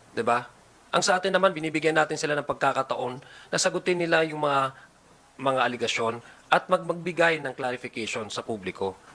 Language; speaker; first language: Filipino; native; Filipino